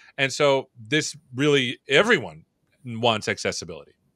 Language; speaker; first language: English; native; English